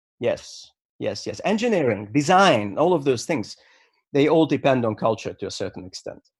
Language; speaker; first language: English; non-native, fluent; Hungarian